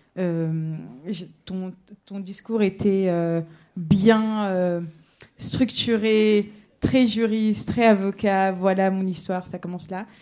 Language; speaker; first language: French; native; French